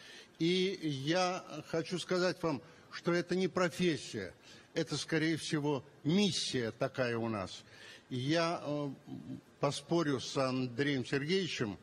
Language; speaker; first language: Russian; native; Russian